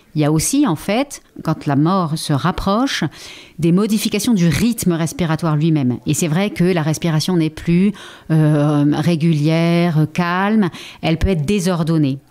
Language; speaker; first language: French; native; French